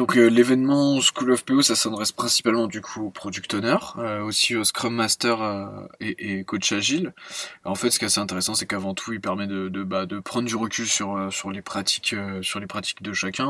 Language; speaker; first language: French; native; French